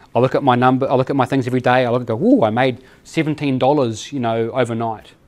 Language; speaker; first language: English; native; English